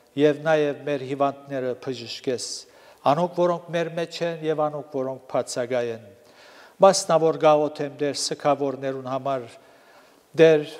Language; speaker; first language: Armenian; native; Armenian